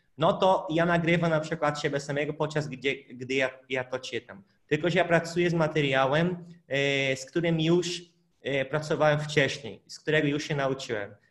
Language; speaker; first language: Polish; non-native, fluent; Portuguese